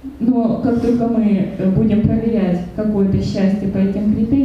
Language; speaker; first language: Russian; native; Russian